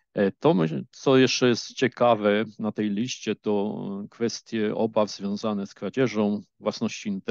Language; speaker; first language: Polish; native; Polish